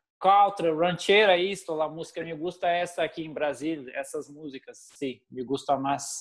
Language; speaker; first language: Spanish; non-native, learner; Portuguese